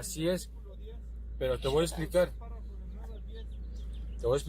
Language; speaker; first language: Spanish; native; Spanish